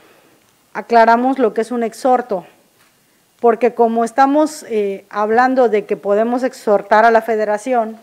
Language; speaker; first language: Spanish; native; Spanish